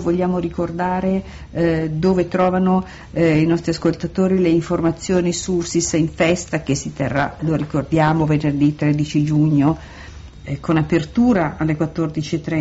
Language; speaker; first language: Italian; native; Italian